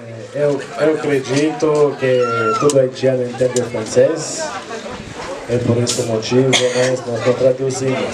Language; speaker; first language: Portuguese; non-native, learner; Haitian Creole